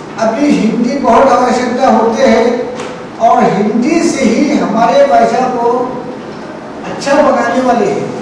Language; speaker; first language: Hindi; non-native, local second language; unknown